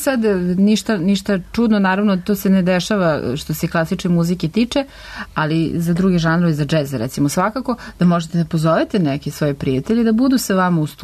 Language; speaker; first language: Serbian; native; Serbian